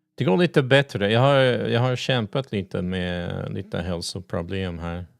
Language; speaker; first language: Swedish; non-native, learner; English